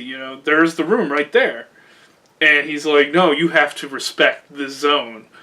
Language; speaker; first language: English; native; English